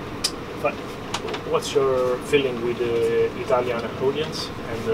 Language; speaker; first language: English; non-native, fluent; Italian